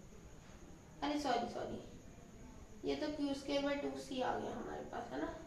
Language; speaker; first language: Hindi; native; Hindi